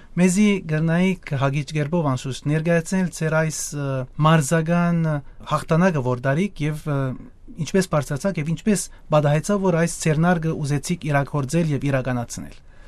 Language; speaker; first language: Armenian; early bilingual, heritage; Armenian